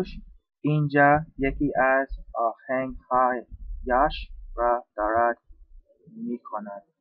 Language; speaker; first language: Persian; non-native, learner; English